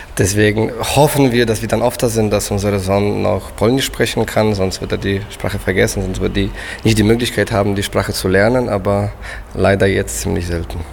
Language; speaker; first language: German; non-native, fluent; Polish